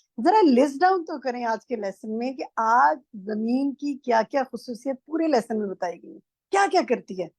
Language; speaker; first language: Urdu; native; Urdu